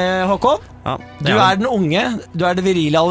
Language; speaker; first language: Norwegian; native; Norwegian